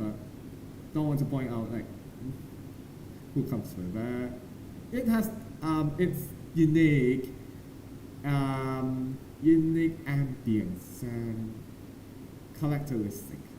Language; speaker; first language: English; non-native, learner; Thai